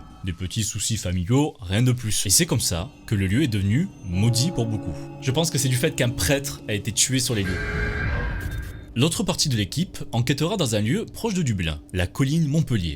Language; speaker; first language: French; native; French